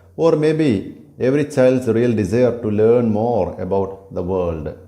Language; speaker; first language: English; non-native, local second language; Malayalam